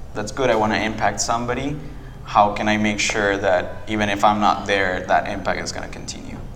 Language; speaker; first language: English; non-native, fluent; Spanish